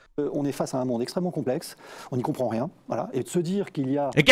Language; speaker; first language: French; native; French